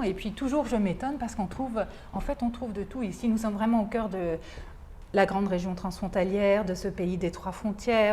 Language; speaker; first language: French; native; French